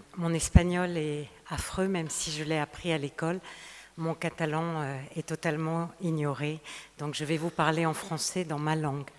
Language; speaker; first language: French; native; French